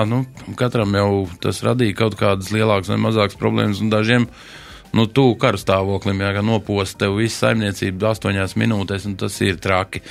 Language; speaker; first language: Latvian; native; Latvian